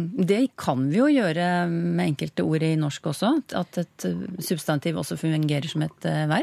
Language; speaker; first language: Norwegian; native; Norwegian